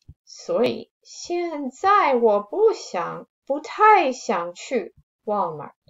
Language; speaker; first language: Chinese; non-native, fluent; English